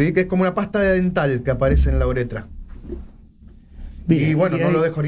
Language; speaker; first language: Spanish; native; Spanish